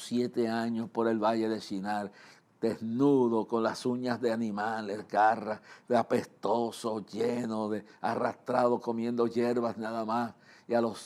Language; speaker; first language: Spanish; native; Spanish